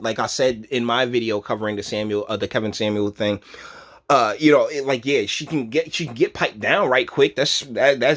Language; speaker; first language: English; native; English